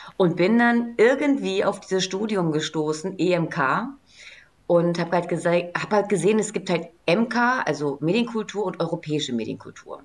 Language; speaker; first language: German; native; German